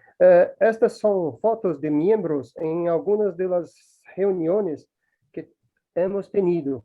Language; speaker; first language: Spanish; non-native, learner; Portuguese